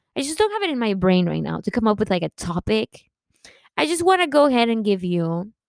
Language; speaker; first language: English; early bilingual, other home language; Spanish